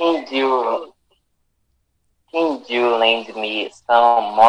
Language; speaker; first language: English; non-native, learner; Portuguese